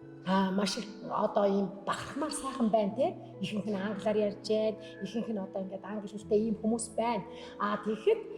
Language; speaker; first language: Mongolian; native; Mongolian